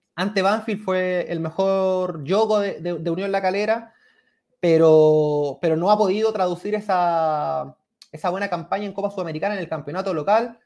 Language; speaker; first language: Spanish; native; Spanish